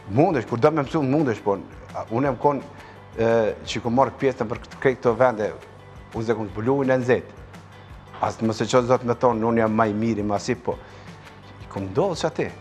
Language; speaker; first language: Albanian; native; Albanian